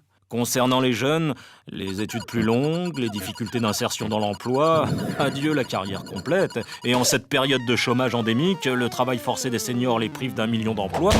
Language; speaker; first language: French; native; French